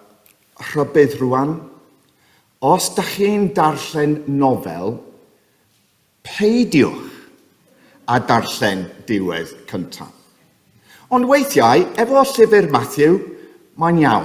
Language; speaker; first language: Welsh; non-native, fluent; English